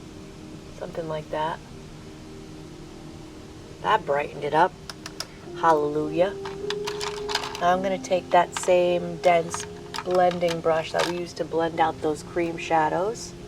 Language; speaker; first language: English; native; English